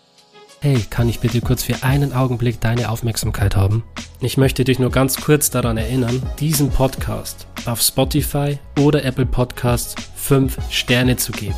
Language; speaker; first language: German; native; German